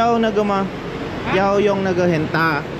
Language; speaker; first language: Chinese; non-native, learner; Filipino